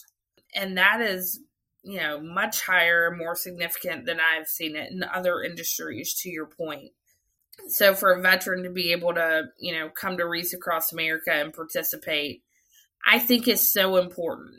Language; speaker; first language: English; native; English